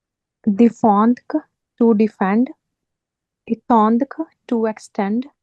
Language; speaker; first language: French; non-native, learner; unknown